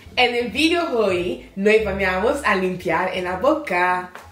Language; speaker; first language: Spanish; non-native, learner; English